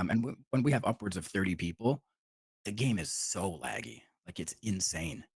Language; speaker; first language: English; native; English